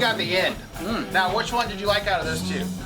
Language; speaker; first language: English; native; English